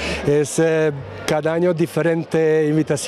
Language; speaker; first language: Spanish; non-native, learner; Serbian